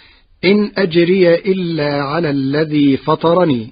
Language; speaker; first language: Arabic; native; Arabic